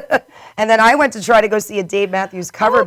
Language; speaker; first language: English; native; English